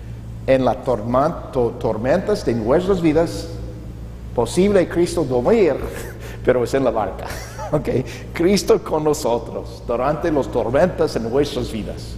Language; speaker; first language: Spanish; non-native, learner; English